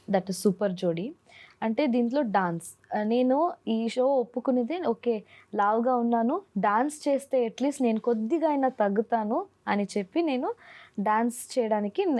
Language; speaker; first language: Telugu; non-native, local second language; Kannada